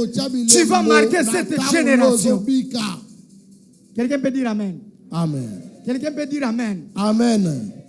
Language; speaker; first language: French; non-native, local second language; Lingala